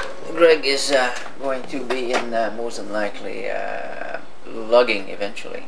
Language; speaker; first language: English; non-native, fluent; French